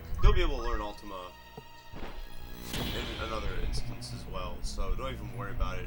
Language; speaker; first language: English; native; English